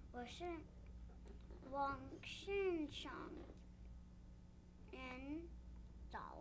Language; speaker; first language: Chinese; non-native, learner; English